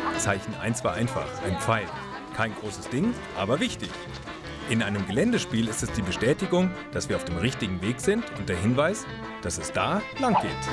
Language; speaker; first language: German; native; German